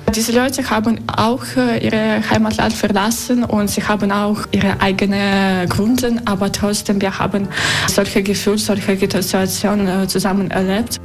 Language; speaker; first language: German; non-native, learner; Russian